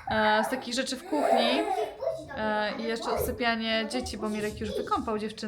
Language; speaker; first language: Polish; native; Polish